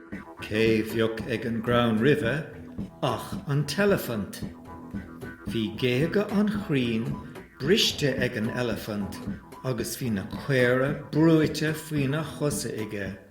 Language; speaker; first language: Irish; native; Irish